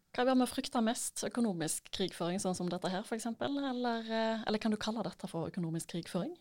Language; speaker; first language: Norwegian; native; Norwegian